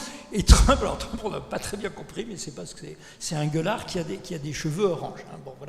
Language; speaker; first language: French; native; French